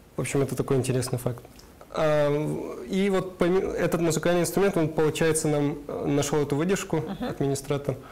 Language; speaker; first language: Russian; non-native, local second language; Karachay-Balkar